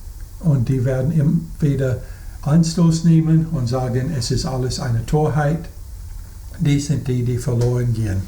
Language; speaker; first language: German; non-native, fluent; English